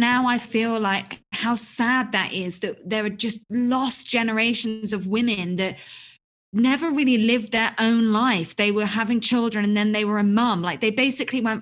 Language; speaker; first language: English; native; English